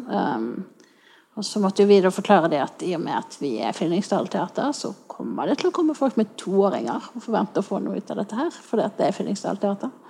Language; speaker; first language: Norwegian; non-native, fluent; Polish